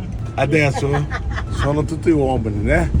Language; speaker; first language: Italian; non-native, learner; Portuguese